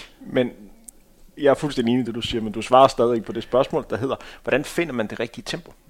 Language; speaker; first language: Danish; native; Danish